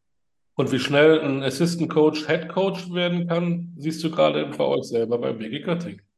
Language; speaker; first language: German; native; German